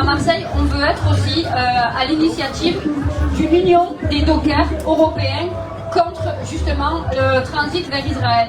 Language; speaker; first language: French; native; French